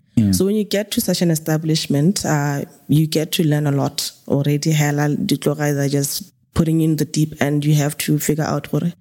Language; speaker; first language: English; non-native, local second language; Tswana